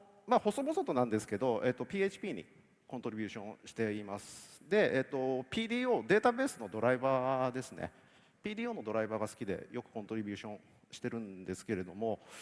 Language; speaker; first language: Japanese; native; Japanese